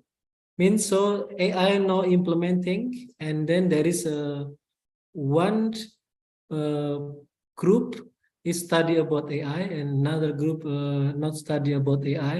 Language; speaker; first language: English; non-native, fluent; Indonesian